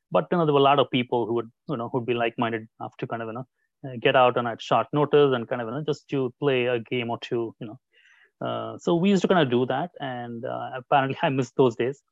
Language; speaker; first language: English; non-native, local second language; Kannada